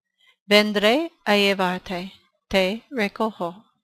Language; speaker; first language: Spanish; non-native, fluent; English